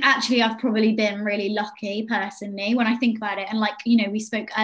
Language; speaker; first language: English; native; English